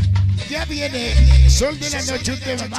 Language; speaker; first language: Spanish; native; Spanish